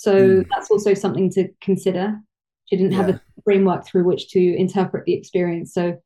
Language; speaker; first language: English; native; English